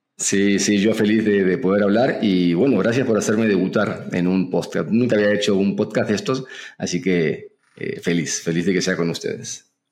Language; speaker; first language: Spanish; native; Spanish